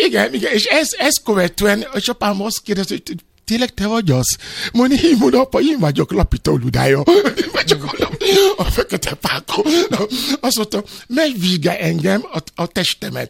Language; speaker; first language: Hungarian; non-native, fluent; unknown